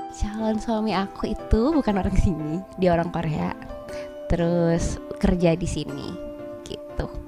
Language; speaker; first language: Indonesian; native; Indonesian